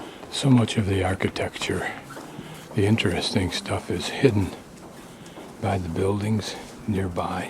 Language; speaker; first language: English; native; English